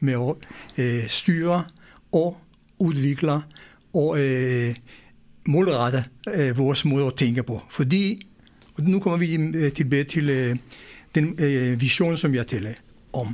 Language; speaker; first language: Danish; non-native, fluent; Hebrew